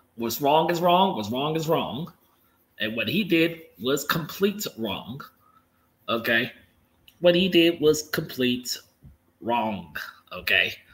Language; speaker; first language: English; native; English